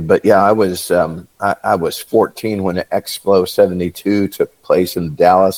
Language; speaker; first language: English; native; English